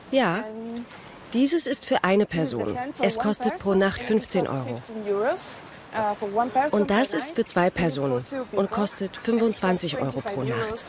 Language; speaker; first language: German; non-native, learner; Italian